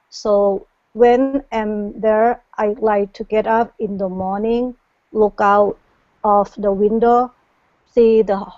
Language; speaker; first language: English; non-native, learner; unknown